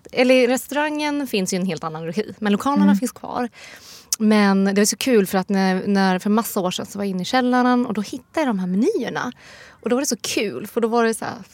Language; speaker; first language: Swedish; early bilingual, other home language; Persian